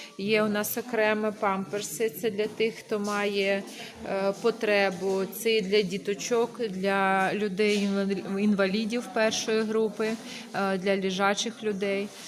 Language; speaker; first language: Ukrainian; native; Ukrainian